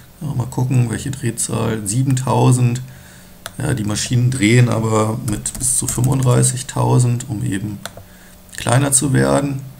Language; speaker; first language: German; native; German